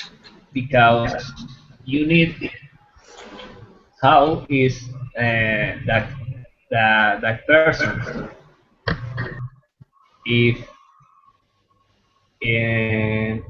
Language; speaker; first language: English; non-native, learner; Spanish